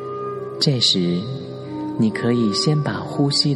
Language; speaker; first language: Chinese; native; Chinese